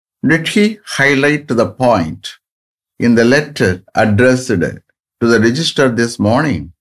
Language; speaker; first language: English; non-native, local second language; Tamil